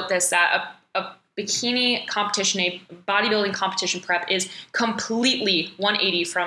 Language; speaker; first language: English; native; English